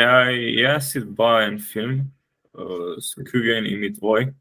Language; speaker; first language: Danish; non-native, learner; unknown